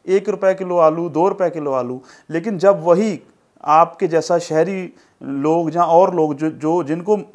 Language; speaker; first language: Hindi; non-native, local second language; Punjabi